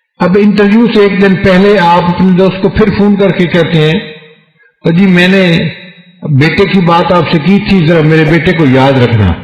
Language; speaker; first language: Urdu; non-native, local second language; Punjabi